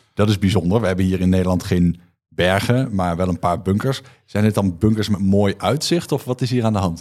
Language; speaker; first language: Dutch; native; Dutch